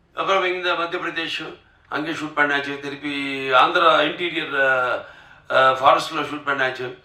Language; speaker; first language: Tamil; non-native, local second language; Telugu